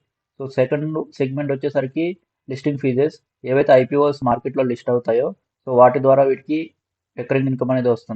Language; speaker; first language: Telugu; native; Telugu